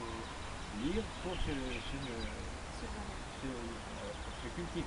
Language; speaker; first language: French; non-native, local second language; Kabyle